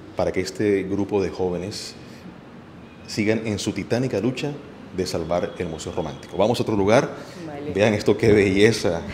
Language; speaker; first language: Spanish; native; Spanish